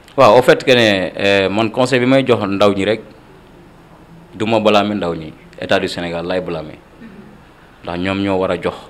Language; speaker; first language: Wolof; non-native, local second language; Fula